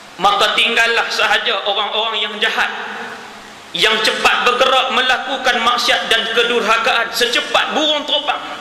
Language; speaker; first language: Malay; native; Malay